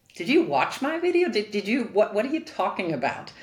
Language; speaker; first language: English; non-native, fluent; German